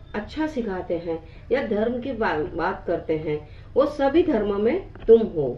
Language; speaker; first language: Hindi; non-native, local second language; Marathi